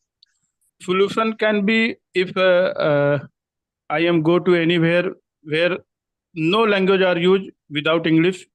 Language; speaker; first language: English; non-native, learner; Hindi